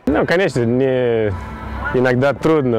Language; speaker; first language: Russian; non-native, learner; Romanian